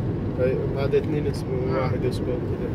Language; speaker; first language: Arabic; non-native, learner; Indonesian